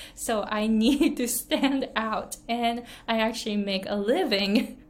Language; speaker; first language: English; non-native, fluent; Japanese